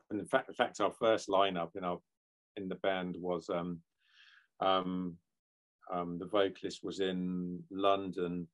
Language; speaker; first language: English; native; English